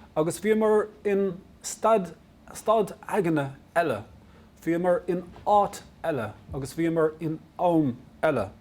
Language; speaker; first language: Irish; non-native, local second language; English